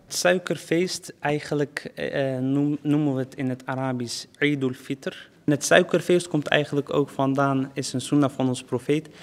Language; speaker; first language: Dutch; early bilingual, other home language; Turkish